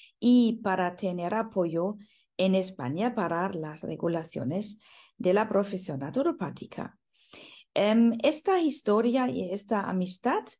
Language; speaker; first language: Spanish; non-native, fluent; German